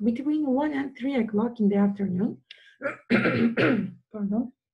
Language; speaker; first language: English; non-native, fluent; Turkish